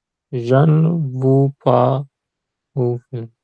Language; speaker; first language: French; non-native, learner; Punjabi